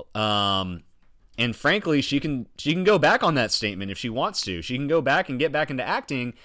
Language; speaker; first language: English; native; English